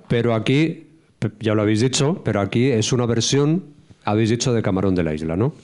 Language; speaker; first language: Spanish; native; Spanish